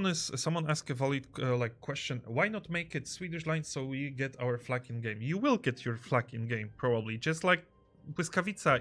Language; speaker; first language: English; non-native, fluent; Polish